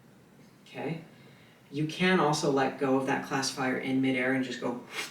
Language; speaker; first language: English; native; English